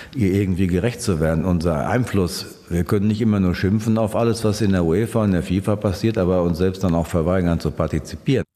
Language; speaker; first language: German; native; German